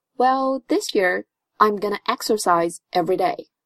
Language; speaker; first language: English; non-native, fluent; Chinese